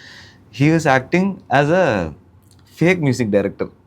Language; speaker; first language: Tamil; early bilingual, heritage; Tamil